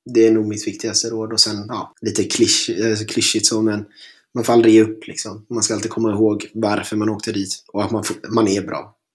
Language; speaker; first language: Swedish; native; Swedish